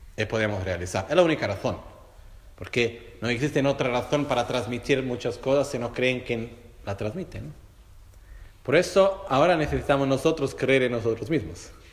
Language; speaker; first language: Spanish; non-native, fluent; Portuguese